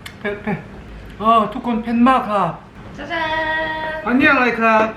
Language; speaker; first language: Thai; non-native, learner; Korean